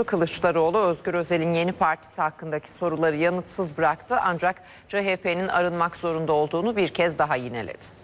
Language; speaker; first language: Turkish; native; Turkish